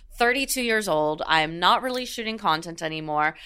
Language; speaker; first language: English; native; English